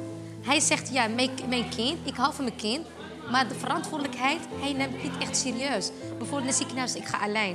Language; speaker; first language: Dutch; non-native, fluent; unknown